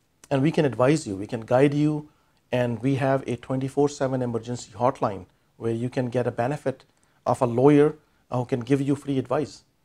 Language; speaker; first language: English; non-native, local second language; Urdu